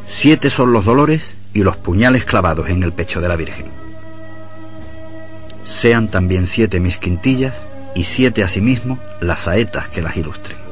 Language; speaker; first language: Spanish; native; Spanish